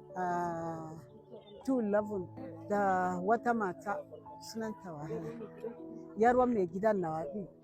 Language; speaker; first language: Hausa; non-native, local second language; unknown